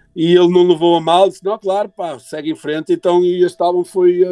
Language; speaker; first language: Portuguese; early bilingual, heritage; Portuguese